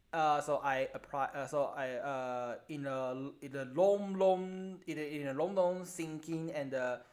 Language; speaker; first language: English; non-native, learner; Chinese